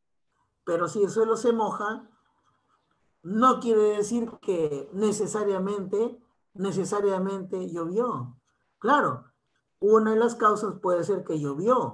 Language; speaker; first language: Spanish; native; Spanish